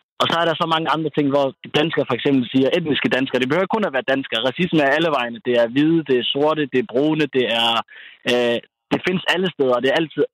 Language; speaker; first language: Danish; early bilingual, other home language; Somali